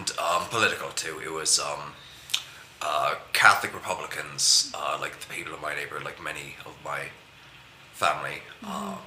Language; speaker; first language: English; native; English